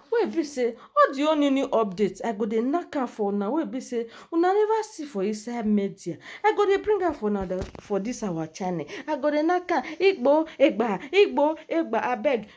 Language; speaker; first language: Nigerian Pidgin; native; Nigerian Pidgin